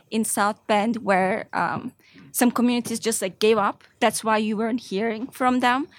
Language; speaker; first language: English; early bilingual, other home language; Maltese